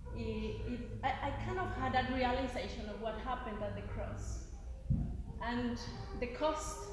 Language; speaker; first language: English; non-native, fluent; Spanish